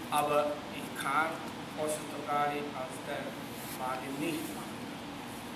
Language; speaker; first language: German; non-native, fluent; Croatian